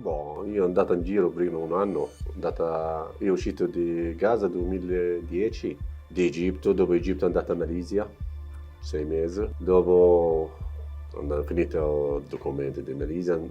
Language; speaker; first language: Italian; non-native, learner; Arabic